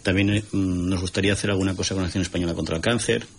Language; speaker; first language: Spanish; non-native, local second language; Catalan